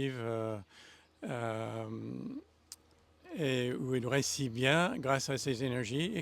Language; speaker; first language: French; non-native, fluent; English